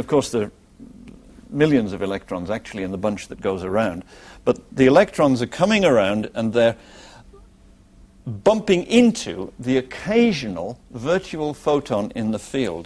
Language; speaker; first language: English; native; English